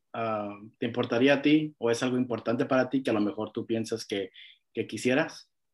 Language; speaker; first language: Spanish; early bilingual, heritage; Spanish